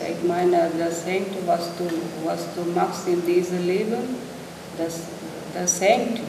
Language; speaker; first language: German; non-native, learner; Telugu